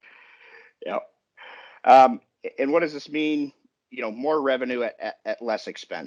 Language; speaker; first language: English; native; English